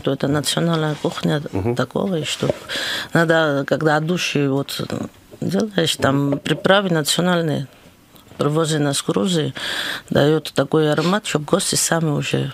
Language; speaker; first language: Russian; non-native, fluent; Georgian